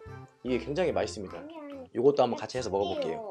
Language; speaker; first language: Korean; native; Korean